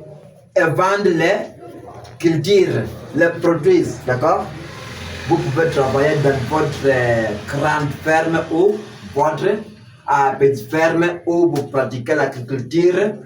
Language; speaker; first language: French; non-native, fluent; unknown